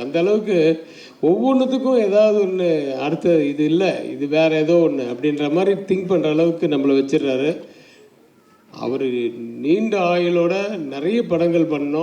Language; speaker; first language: Tamil; native; Tamil